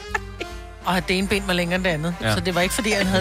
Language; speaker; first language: Danish; native; Danish